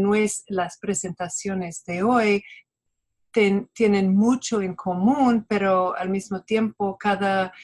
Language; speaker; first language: Spanish; non-native, fluent; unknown